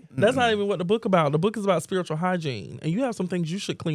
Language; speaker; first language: English; native; English